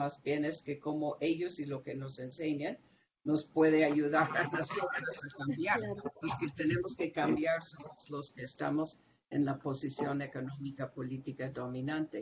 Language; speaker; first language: Spanish; non-native, fluent; English